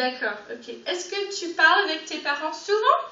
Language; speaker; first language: French; non-native, fluent; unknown